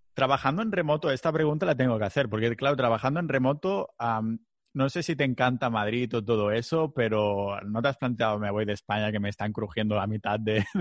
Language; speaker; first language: Spanish; non-native, local second language; Catalan